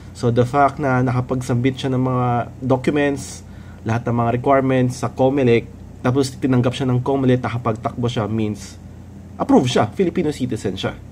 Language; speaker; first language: Filipino; native; Filipino